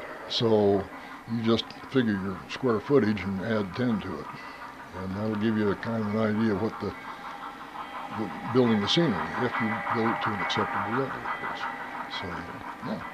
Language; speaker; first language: English; native; English